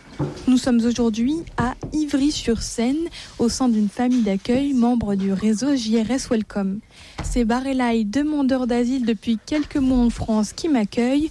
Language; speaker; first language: French; native; French